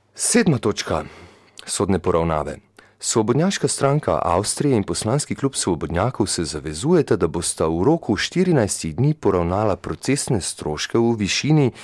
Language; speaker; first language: Slovenian; native; Slovenian